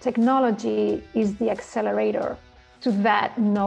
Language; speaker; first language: English; non-native, fluent; Spanish